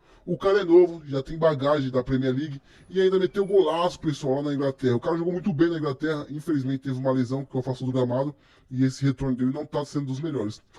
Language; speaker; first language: Portuguese; native; Portuguese